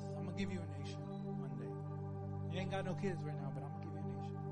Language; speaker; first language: English; native; English